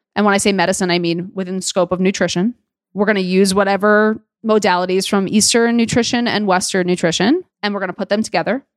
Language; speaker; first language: English; native; English